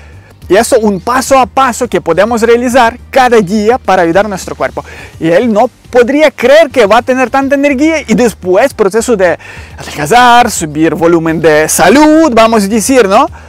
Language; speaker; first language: Spanish; non-native, learner; Ukrainian